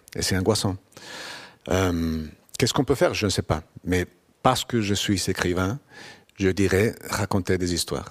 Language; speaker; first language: French; non-native, fluent; Spanish